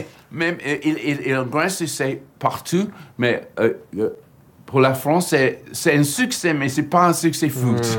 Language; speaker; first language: French; non-native, fluent; English